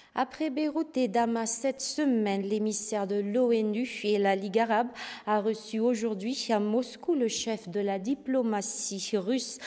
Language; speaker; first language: French; non-native, local second language; Malagasy